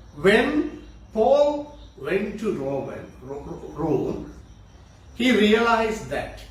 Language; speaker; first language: English; non-native, local second language; Tamil